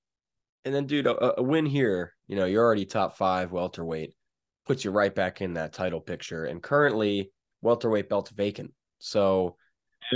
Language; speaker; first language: English; native; English